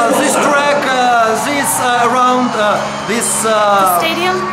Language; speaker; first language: English; non-native, learner; Russian